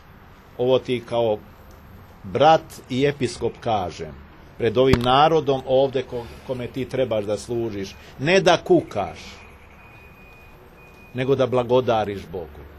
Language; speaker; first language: Serbian; native; Serbian